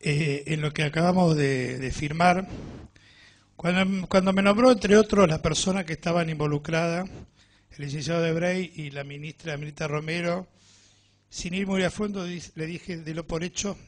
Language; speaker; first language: Spanish; native; Spanish